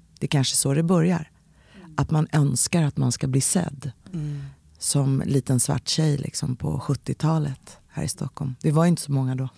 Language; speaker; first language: Swedish; native; Swedish